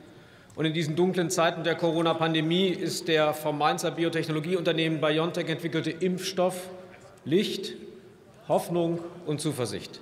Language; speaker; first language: German; native; German